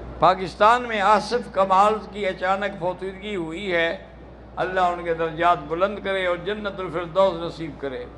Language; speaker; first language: Urdu; native; Urdu